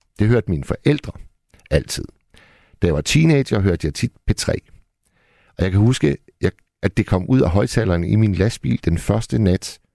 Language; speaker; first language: Danish; native; Danish